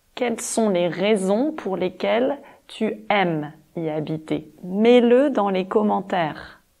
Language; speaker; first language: French; native; French